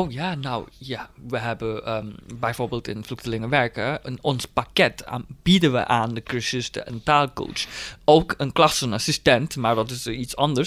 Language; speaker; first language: Dutch; non-native, fluent; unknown